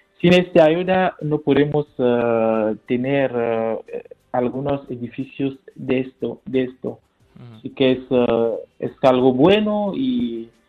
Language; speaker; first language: Spanish; non-native, fluent; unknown